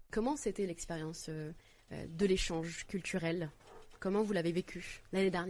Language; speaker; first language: French; native; French